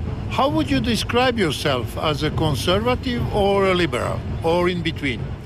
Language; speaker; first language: English; non-native, fluent; Croatian